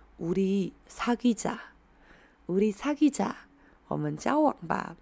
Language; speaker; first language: Korean; non-native, fluent; Chinese